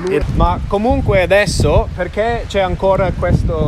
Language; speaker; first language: Italian; non-native, fluent; English